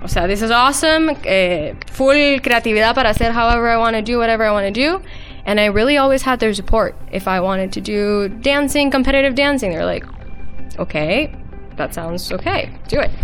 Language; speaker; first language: English; early bilingual, other home language; Spanish